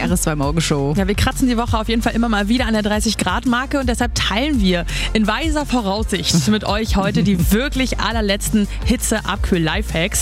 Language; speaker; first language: German; native; German